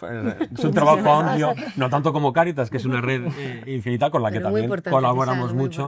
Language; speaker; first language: Spanish; native; Spanish